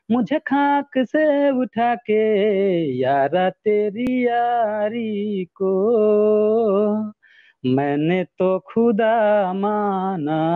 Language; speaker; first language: Hindi; native; Hindi